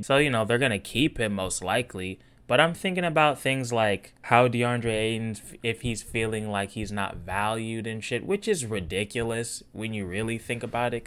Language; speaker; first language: English; native; English